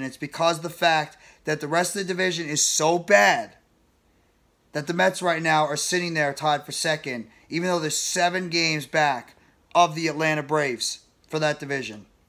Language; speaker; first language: English; native; English